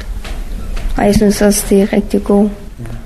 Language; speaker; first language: Danish; non-native, learner; Persian